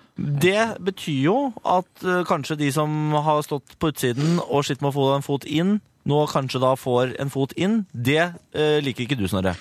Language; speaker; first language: Norwegian; native; Norwegian